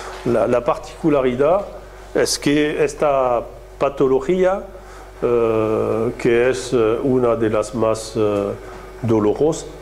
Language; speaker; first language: Spanish; non-native, fluent; French